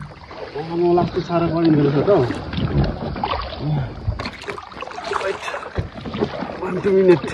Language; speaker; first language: English; non-native, learner; Persian